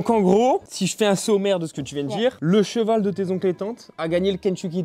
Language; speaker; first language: French; native; French